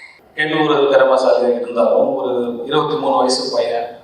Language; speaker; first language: Tamil; native; Tamil